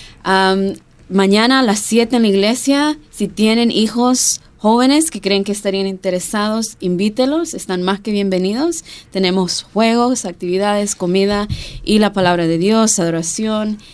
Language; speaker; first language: Spanish; early bilingual, heritage; Spanish